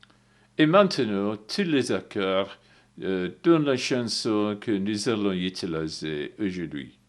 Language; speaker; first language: French; non-native, learner; English